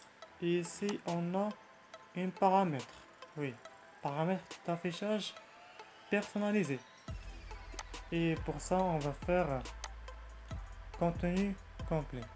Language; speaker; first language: French; non-native, learner; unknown